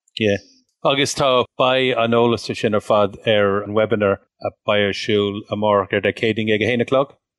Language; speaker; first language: Irish; non-native, local second language; English